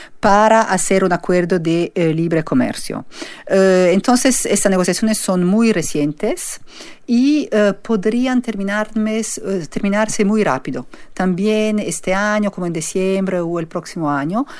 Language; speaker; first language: Spanish; non-native, fluent; Italian